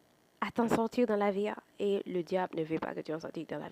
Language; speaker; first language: French; non-native, fluent; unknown